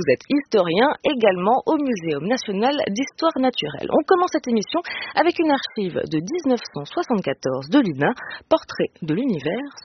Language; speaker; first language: French; native; French